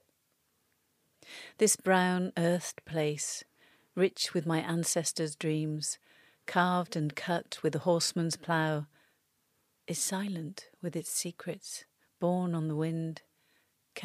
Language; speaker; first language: English; native; English